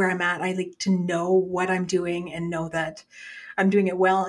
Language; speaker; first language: English; native; English